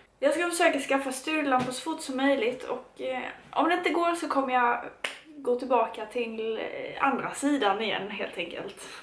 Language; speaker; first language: Swedish; native; Swedish